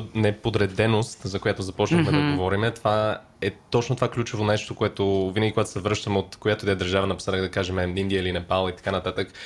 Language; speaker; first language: Bulgarian; early bilingual, heritage; Bulgarian